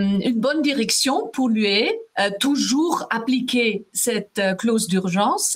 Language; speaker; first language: French; non-native, fluent; German